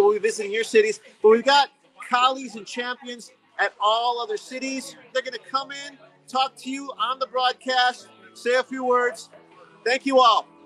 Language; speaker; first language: English; early bilingual, other home language; Spanish